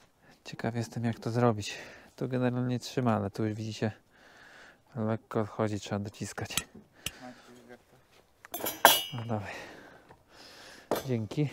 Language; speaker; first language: Polish; native; Polish